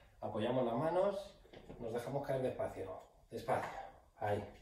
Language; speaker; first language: Spanish; native; Spanish